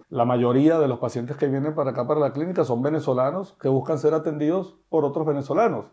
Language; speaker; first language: Spanish; native; Spanish